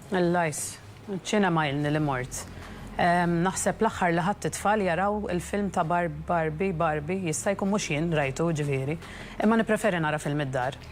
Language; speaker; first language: Maltese; native; Maltese